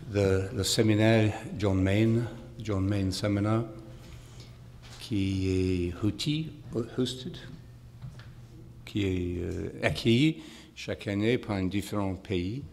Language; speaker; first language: French; non-native, fluent; English